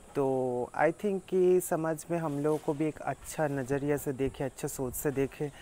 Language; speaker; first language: Hindi; non-native, local second language; Bangla